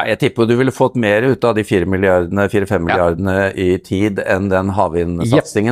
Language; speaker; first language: Norwegian; native; Norwegian